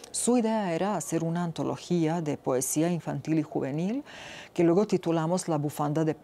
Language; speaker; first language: Spanish; non-native, fluent; Serbian